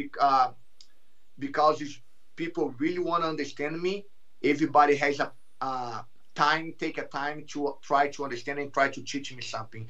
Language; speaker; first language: English; non-native, learner; Portuguese